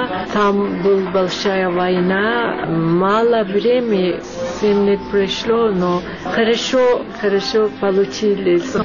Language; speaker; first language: Russian; non-native, learner; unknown